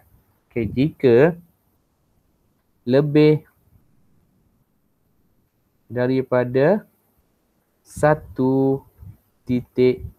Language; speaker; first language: Malay; native; Malay